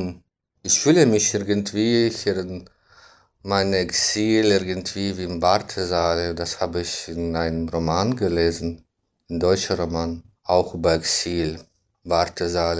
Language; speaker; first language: German; non-native, fluent; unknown